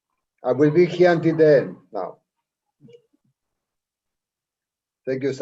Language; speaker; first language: English; non-native, learner; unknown